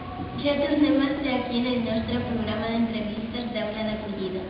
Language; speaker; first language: Catalan; non-native, learner; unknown